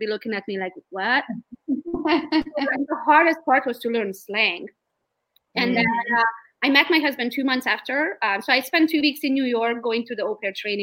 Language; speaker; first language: English; non-native, fluent; Romanian